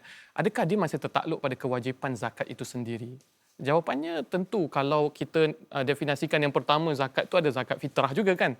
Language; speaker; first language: Malay; native; Malay